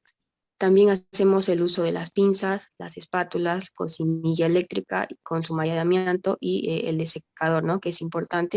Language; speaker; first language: Spanish; native; Spanish